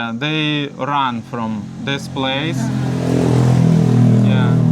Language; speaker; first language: English; non-native, learner; Russian